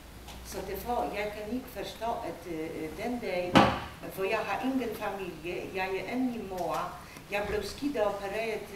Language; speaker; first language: Danish; non-native, fluent; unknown